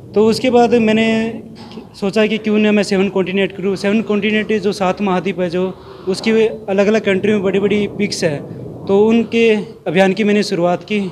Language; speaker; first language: Hindi; native; Hindi